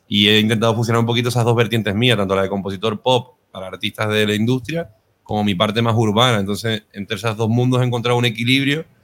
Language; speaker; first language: Spanish; native; Spanish